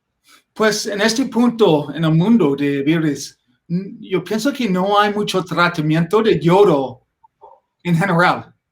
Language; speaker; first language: Spanish; non-native, learner; English